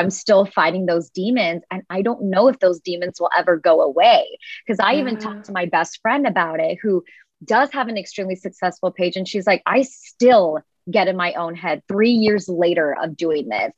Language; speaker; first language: English; native; English